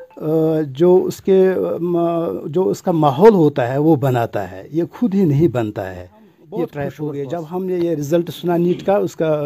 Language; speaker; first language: Hindi; non-native, local second language; Kashmiri